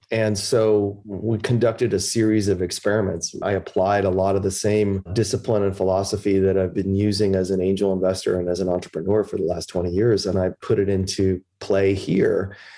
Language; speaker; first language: English; early bilingual, other home language; German